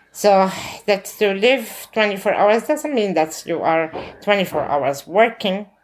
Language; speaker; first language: English; non-native, learner; Arabic